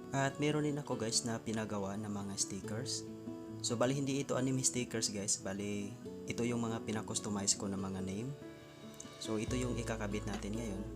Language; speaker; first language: Filipino; non-native, local second language; Cebuano